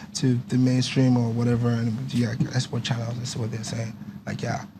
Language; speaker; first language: English; non-native, local second language; Yoruba